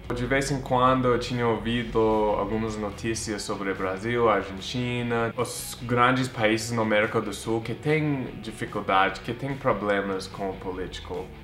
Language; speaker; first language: Portuguese; non-native, fluent; English